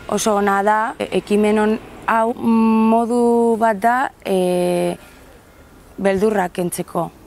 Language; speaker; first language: Basque; non-native, local second language; Spanish